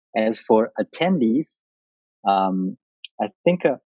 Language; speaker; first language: English; non-native, learner; Chinese